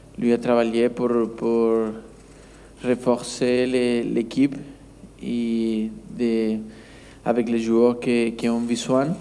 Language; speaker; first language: French; non-native, learner; Spanish